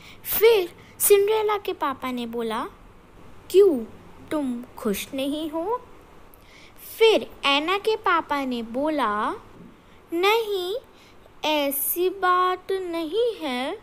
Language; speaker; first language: Hindi; native; Hindi